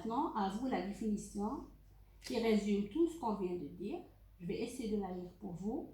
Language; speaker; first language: French; non-native, local second language; Arabic